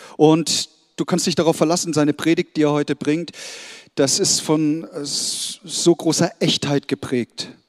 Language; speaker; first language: German; native; German